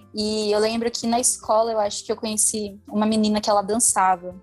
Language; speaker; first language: Portuguese; non-native, local second language; Spanish